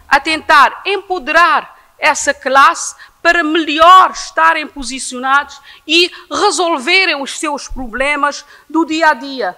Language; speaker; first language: Portuguese; non-native, local second language; Kabuverdianu